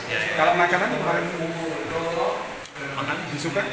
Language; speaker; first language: Indonesian; native; Indonesian